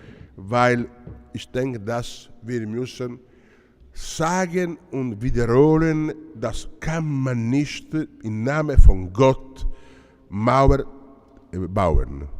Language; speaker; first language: German; non-native, learner; Italian